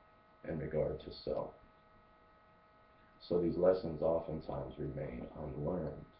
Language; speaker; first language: English; native; English